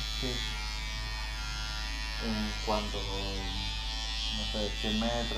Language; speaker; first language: Spanish; native; Spanish